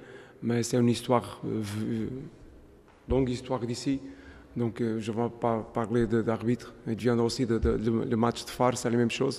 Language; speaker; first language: French; non-native, fluent; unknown